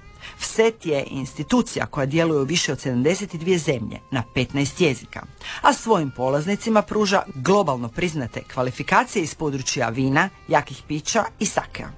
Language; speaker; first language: Serbian; native; Serbian